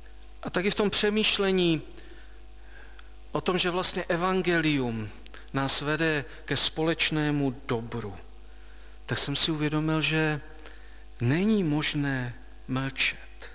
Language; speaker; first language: Czech; native; Czech